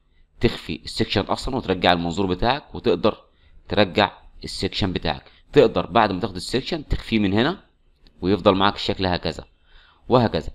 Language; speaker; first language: Arabic; native; Arabic